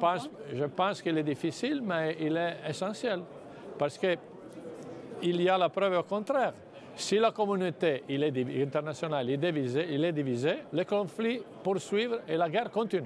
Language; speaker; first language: French; non-native, fluent; Italian